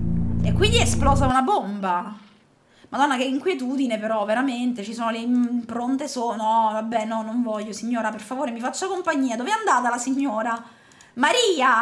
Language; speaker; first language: Italian; native; Italian